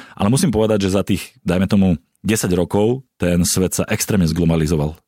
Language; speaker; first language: Slovak; native; Slovak